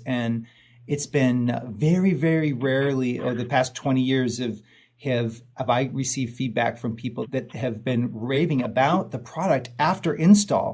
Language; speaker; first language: English; native; English